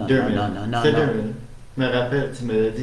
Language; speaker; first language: French; native; French